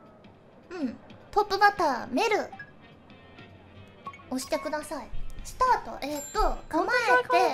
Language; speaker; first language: Japanese; native; Japanese